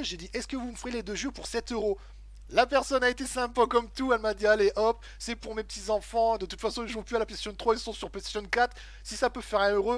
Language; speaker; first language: French; native; French